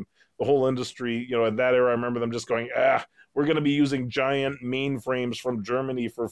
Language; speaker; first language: English; native; English